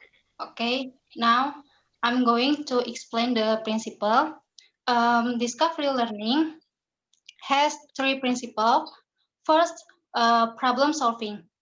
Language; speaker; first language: English; non-native, learner; Indonesian